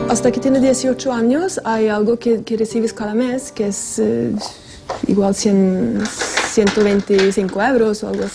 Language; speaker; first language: Spanish; non-native, fluent; Norwegian